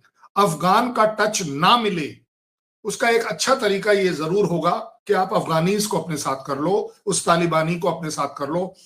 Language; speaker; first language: Hindi; native; Hindi